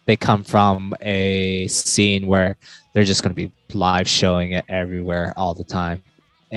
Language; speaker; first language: English; native; English